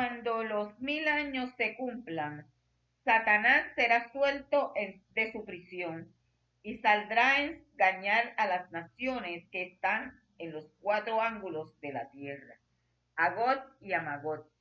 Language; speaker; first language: Spanish; native; Spanish